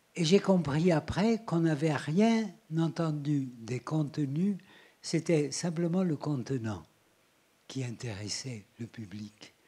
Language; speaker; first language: French; native; French